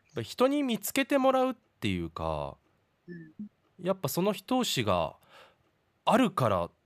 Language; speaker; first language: Japanese; native; Japanese